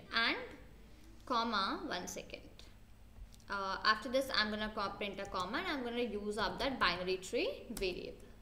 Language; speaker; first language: English; non-native, local second language; Hindi